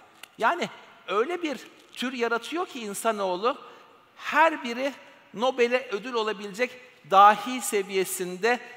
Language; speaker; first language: Turkish; native; Turkish